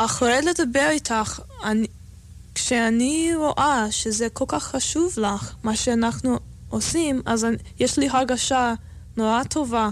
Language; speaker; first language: Hebrew; non-native, fluent; English